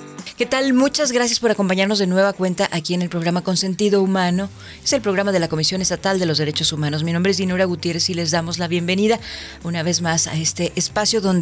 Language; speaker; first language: Spanish; native; Spanish